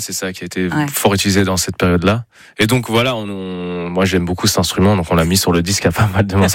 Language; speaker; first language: French; native; French